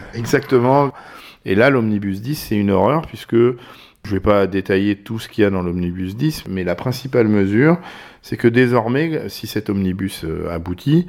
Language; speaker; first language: French; native; French